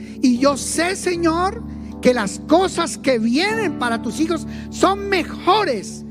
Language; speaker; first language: Spanish; native; Spanish